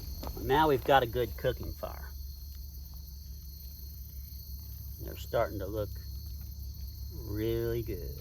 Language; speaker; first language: English; native; English